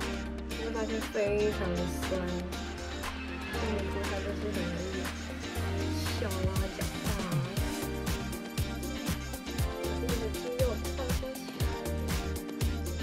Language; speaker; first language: Chinese; native; Chinese